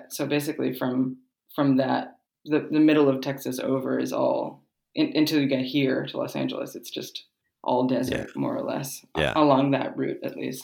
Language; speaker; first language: English; native; English